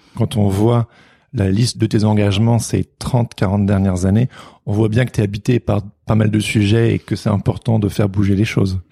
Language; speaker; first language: French; native; French